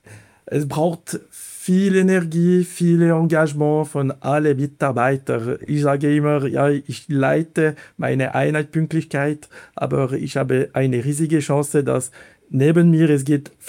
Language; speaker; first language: German; non-native, fluent; Italian